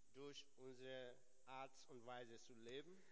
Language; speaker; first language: German; non-native, learner; English